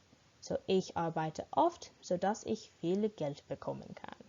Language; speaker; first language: German; non-native, learner; English